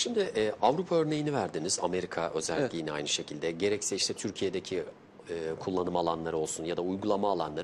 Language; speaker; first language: Turkish; native; Turkish